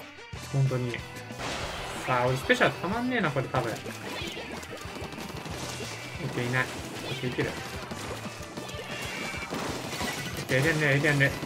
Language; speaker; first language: Japanese; native; Japanese